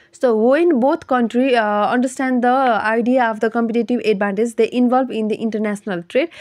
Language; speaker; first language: English; non-native, local second language; Nepali